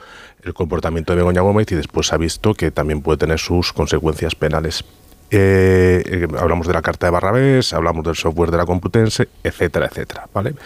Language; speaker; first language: Spanish; native; Spanish